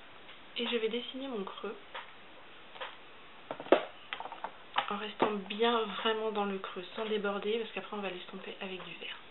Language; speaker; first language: French; native; French